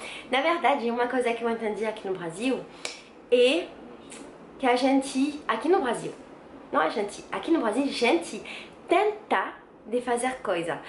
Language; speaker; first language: Portuguese; non-native, learner; French